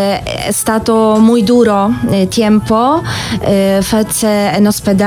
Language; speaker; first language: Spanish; non-native, learner; Polish